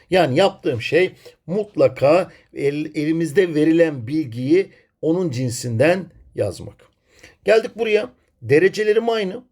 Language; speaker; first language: Turkish; native; Turkish